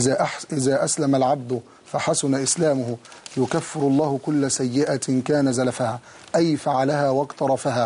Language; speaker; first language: Arabic; native; Arabic